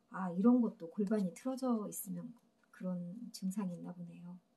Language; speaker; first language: Korean; native; Korean